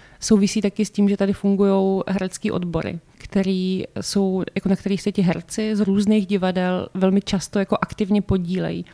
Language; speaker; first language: Czech; native; Czech